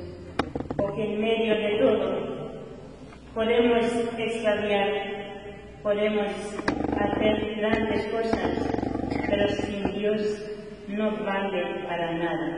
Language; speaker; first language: Spanish; non-native, fluent; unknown